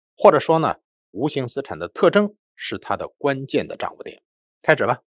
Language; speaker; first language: Chinese; native; Chinese